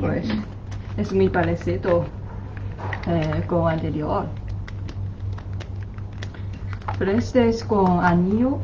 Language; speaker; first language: Spanish; non-native, learner; Chinese